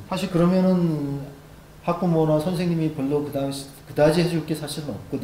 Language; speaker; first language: Korean; native; Korean